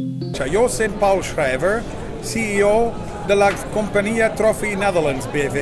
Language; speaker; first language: Romanian; non-native, learner; Dutch